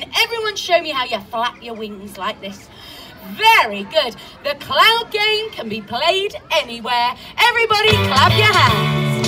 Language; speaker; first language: English; native; English